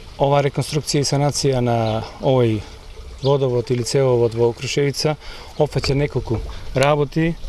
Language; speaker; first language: Macedonian; native; Macedonian